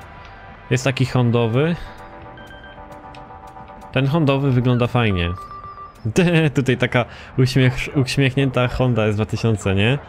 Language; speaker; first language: Polish; native; Polish